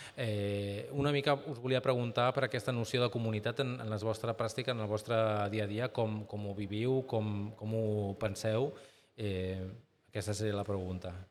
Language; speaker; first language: Catalan; native; Catalan